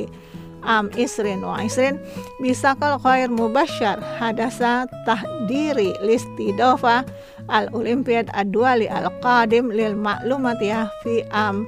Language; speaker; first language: Arabic; non-native, fluent; Indonesian